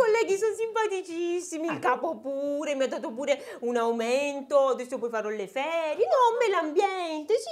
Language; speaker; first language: Italian; native; Italian